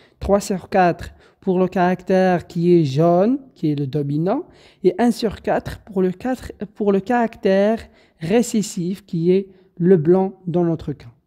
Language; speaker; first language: French; non-native, local second language; Arabic